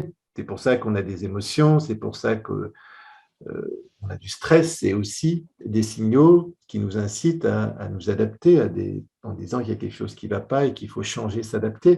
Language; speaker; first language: French; native; French